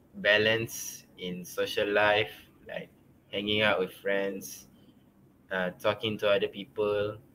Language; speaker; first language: English; non-native, local second language; Malay